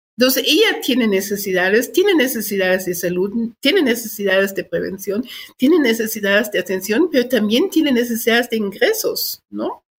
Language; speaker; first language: Spanish; non-native, fluent; German